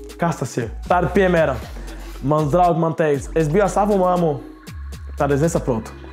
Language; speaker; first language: Latvian; non-native, learner; Portuguese